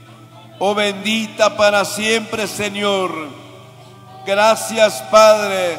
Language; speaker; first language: Spanish; non-native, local second language; Kʼicheʼ